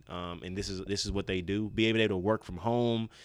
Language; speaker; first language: English; native; English